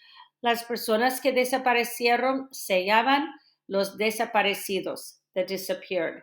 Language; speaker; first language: Spanish; non-native, fluent; English